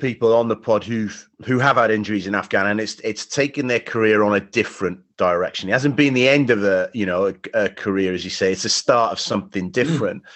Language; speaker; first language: English; native; English